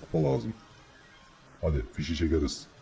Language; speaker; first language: Turkish; native; Turkish